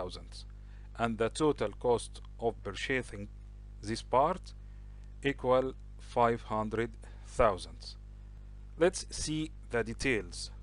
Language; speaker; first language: English; non-native, local second language; Arabic